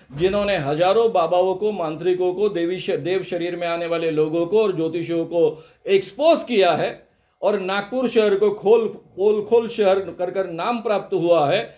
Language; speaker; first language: Hindi; non-native, local second language; Marathi